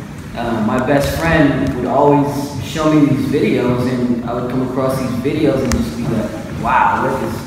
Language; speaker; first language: English; native; English